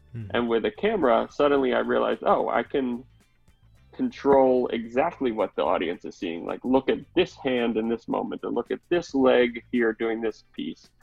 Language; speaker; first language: English; native; English